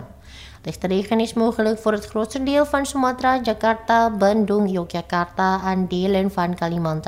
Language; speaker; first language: Dutch; non-native, fluent; Indonesian